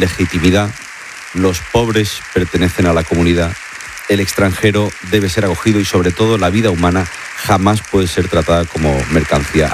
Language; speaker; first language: Spanish; native; Spanish